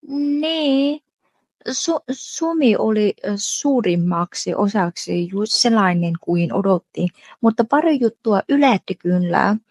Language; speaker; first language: Finnish; non-native, fluent; Vietnamese